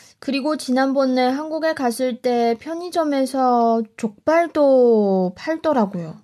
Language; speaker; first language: Korean; non-native, fluent; Chinese